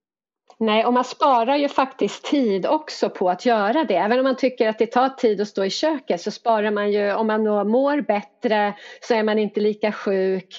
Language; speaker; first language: Swedish; native; Swedish